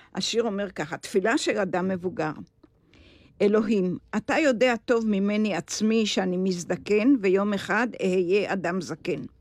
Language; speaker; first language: Hebrew; native; Hebrew